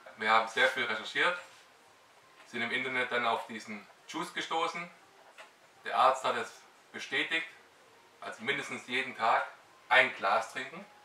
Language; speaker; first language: German; native; German